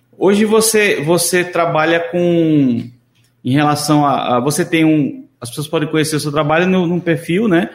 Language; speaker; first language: Portuguese; native; Portuguese